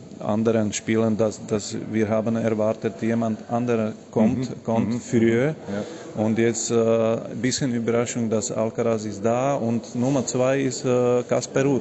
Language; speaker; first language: German; non-native, learner; Slovak